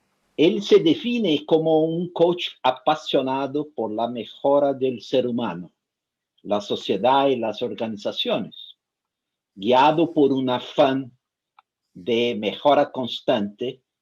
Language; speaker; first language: Spanish; non-native, fluent; Portuguese